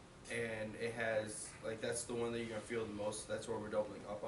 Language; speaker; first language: English; native; English